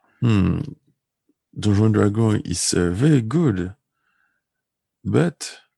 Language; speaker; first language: English; non-native, learner; French